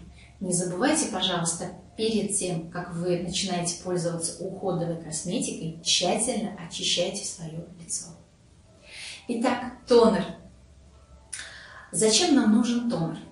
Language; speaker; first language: Russian; native; Russian